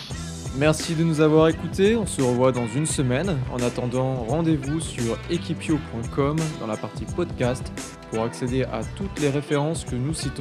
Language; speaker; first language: French; native; French